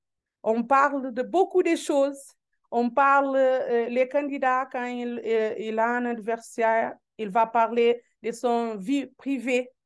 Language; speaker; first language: French; non-native, learner; Portuguese